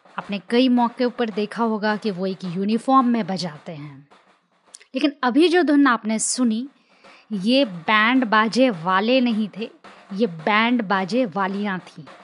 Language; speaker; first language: Hindi; native; Hindi